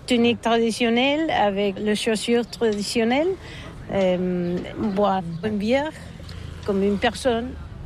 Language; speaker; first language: French; non-native, fluent; Spanish